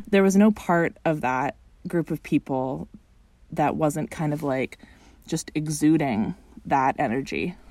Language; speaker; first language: English; native; English